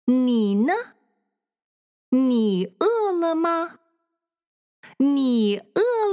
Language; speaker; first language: Chinese; non-native, fluent; English